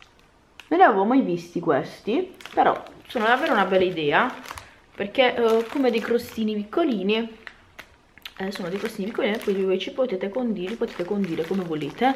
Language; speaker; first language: Italian; native; Italian